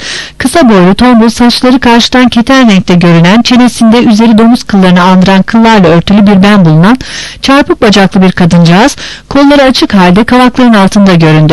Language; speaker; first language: Turkish; native; Turkish